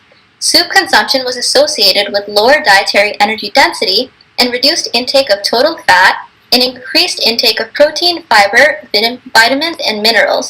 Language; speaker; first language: English; native; English